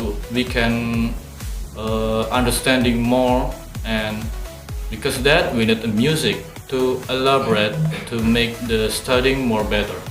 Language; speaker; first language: English; non-native, learner; Indonesian